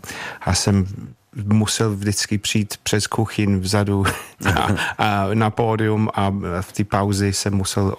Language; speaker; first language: Czech; non-native, fluent; English